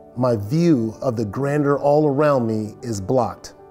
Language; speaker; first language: English; native; English